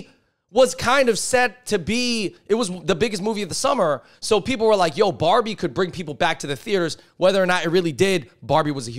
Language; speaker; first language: English; native; English